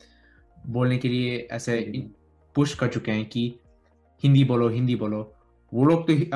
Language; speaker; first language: Hindi; early bilingual, heritage; Hindi